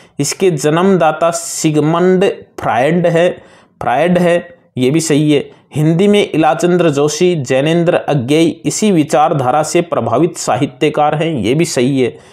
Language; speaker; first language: Hindi; native; Hindi